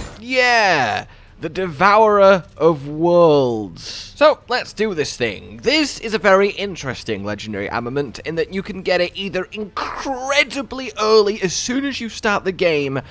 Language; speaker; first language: English; native; English